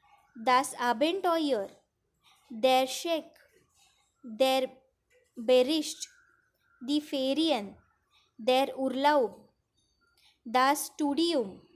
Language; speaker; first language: German; non-native, fluent; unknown